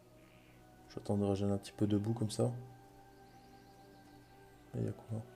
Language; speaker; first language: French; native; French